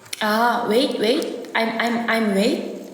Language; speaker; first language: English; non-native, learner; Korean